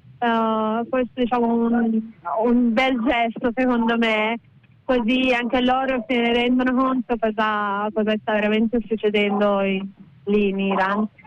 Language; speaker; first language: Italian; non-native, fluent; Persian